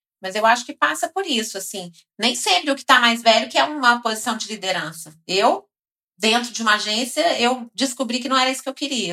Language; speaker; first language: Portuguese; native; Portuguese